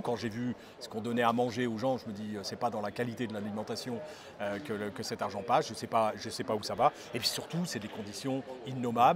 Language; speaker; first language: French; native; French